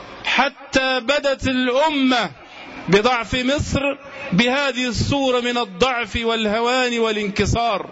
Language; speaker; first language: Arabic; native; Arabic